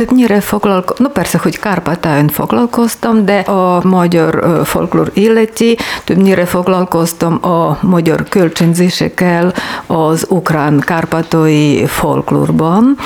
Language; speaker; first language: Hungarian; non-native, learner; Ukrainian